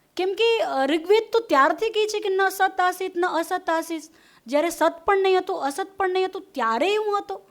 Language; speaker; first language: Gujarati; non-native, local second language; Hindi